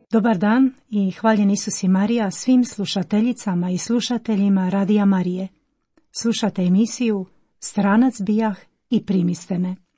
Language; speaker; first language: Croatian; native; Croatian